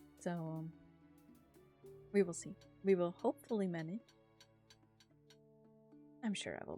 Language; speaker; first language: English; non-native, fluent; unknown